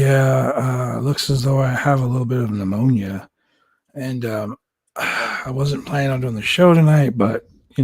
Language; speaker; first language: English; native; English